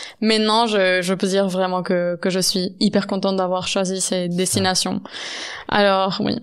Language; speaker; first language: French; non-native, fluent; Catalan